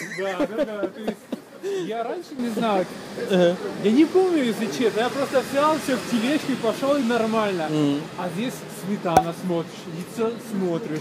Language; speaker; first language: Russian; non-native, fluent; Spanish